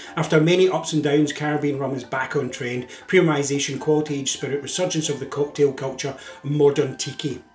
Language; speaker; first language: English; native; English